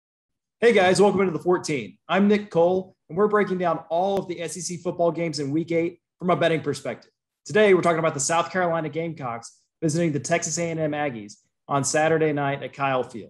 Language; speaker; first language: English; native; English